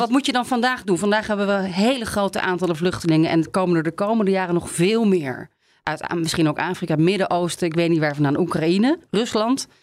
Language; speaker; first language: Dutch; native; Dutch